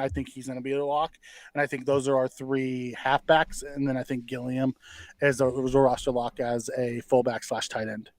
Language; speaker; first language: English; native; English